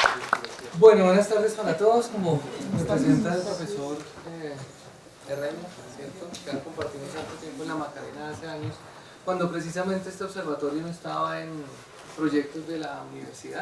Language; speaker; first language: Spanish; native; Spanish